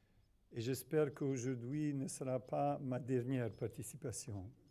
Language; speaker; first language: French; non-native, fluent; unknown